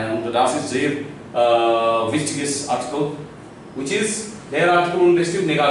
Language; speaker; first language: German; non-native, learner; Hindi